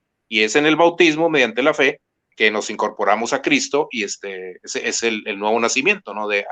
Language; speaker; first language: Spanish; native; Spanish